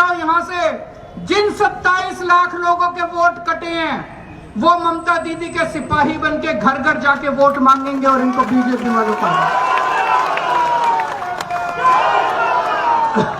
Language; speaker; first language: Hindi; native; Hindi